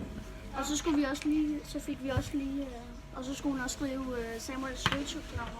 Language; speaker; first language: Danish; native; Danish